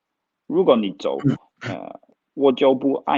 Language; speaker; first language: Chinese; non-native, learner; Swedish